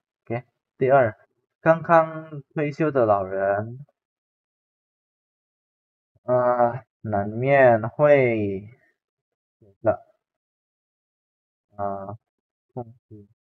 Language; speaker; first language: Chinese; non-native, fluent; Indonesian